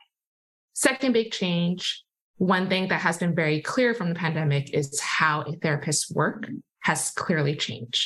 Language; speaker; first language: English; non-native, local second language; Cantonese